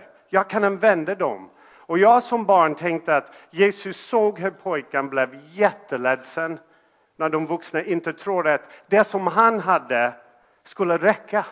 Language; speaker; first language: Swedish; non-native, fluent; English